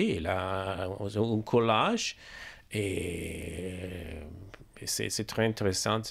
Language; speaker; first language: French; non-native, learner; English